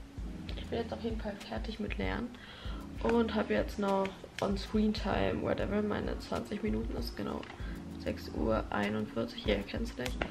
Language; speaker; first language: German; native; German